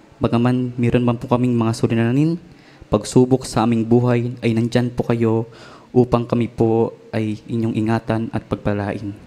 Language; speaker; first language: Filipino; native; Filipino